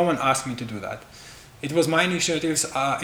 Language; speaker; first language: English; non-native, fluent; Russian